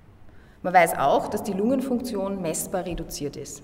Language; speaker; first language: German; native; German